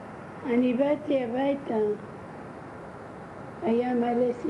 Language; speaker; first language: Hebrew; non-native, fluent; Arabic